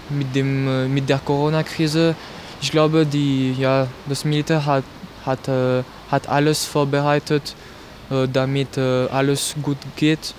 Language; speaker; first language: German; non-native, local second language; French